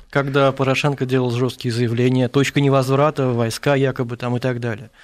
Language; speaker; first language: Russian; native; Russian